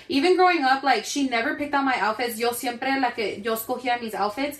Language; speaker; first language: English; early bilingual, other home language; Spanish